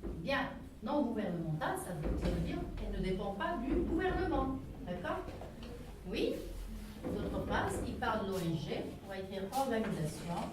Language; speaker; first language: French; non-native, local second language; Arabic